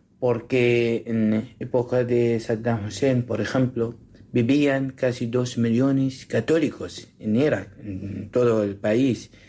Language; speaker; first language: Spanish; non-native, learner; Assyrian Neo-Aramaic